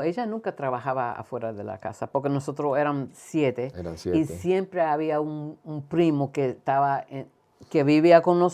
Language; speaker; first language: Spanish; early bilingual, heritage; Spanish